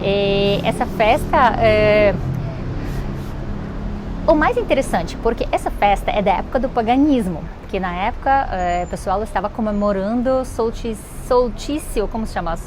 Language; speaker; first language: Portuguese; non-native, fluent; Russian